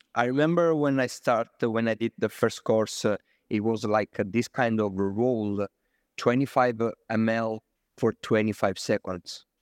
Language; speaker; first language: English; non-native, fluent; Italian